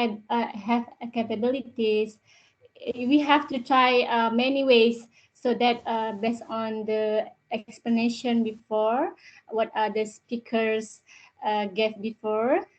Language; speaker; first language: English; non-native, learner; Indonesian